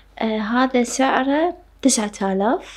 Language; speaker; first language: Arabic; native; Arabic